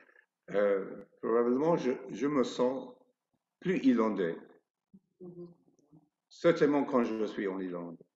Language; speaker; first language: French; non-native, fluent; English